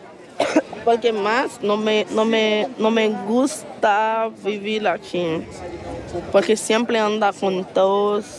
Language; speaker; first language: Spanish; non-native, learner; Haitian Creole